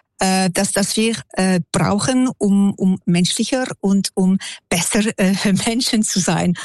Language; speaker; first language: German; non-native, local second language; French